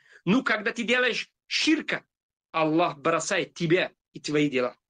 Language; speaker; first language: Russian; non-native, fluent; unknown